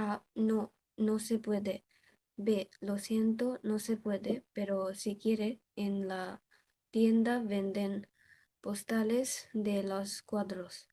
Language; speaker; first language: Spanish; non-native, learner; Bangla